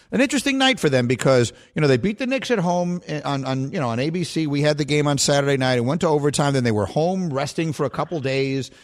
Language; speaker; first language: English; native; English